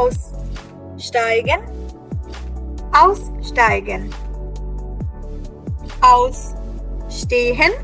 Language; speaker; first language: German; non-native, fluent; Hindi